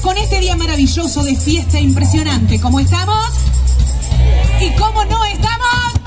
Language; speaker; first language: Spanish; native; Spanish